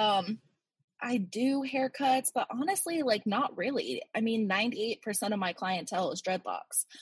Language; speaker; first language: English; native; English